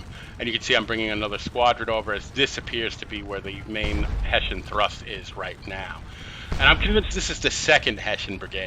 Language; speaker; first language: English; native; English